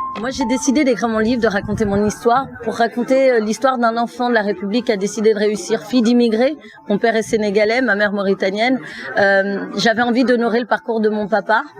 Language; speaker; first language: French; early bilingual, other home language; Fula